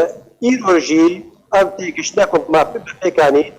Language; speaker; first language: Kurdish; native; Kurdish